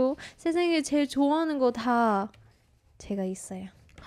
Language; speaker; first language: Korean; non-native, fluent; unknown